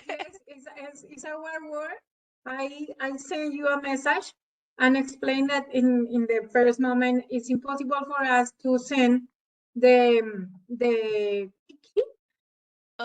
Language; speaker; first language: English; non-native, learner; Spanish